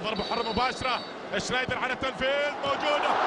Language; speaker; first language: Arabic; native; Arabic